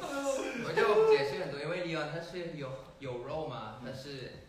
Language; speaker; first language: Chinese; non-native, fluent; Thai